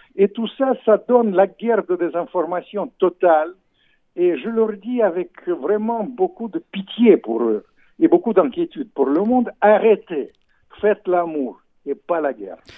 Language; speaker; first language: French; non-native, fluent; Russian